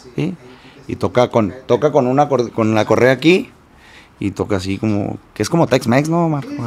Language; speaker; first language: Spanish; native; Spanish